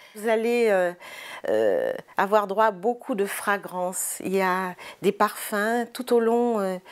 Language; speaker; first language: French; native; French